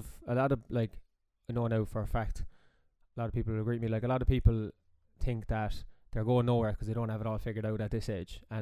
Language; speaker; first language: English; native; English